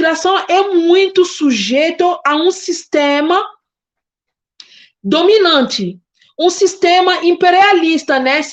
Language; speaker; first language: Portuguese; non-native, fluent; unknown